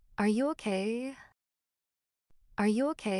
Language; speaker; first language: English; non-native, fluent; Portuguese